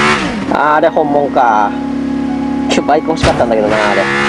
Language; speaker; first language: Japanese; native; Japanese